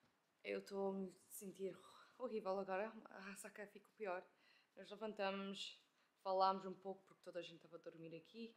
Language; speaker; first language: Portuguese; early bilingual, heritage; Portuguese